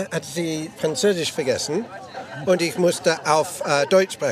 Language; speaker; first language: German; non-native, learner; English